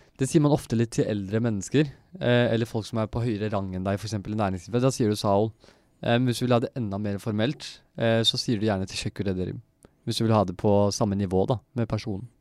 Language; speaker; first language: Norwegian; early bilingual, other home language; Turkish